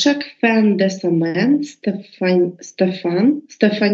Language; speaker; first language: French; non-native, learner; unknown